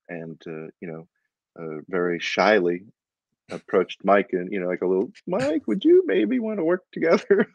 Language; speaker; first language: English; native; English